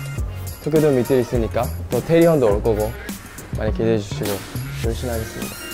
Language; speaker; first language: Korean; non-native, fluent; Japanese